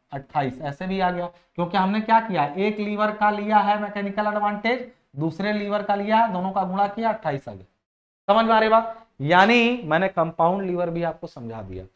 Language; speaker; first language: Hindi; native; Hindi